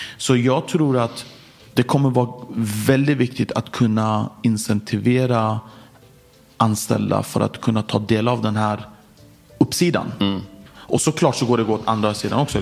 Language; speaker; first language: Swedish; early bilingual, other home language; Persian